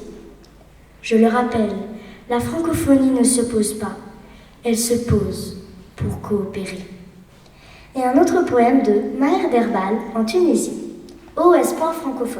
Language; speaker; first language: French; native; French